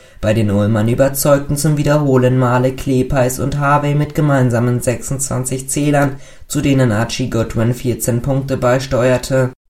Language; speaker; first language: German; native; German